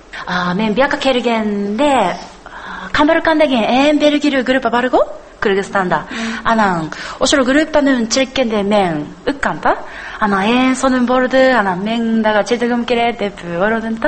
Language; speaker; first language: Kyrgyz; non-native, learner; Japanese